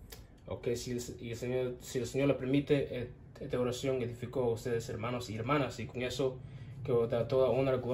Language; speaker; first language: Spanish; non-native, learner; English